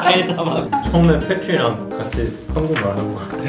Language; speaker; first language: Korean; non-native, fluent; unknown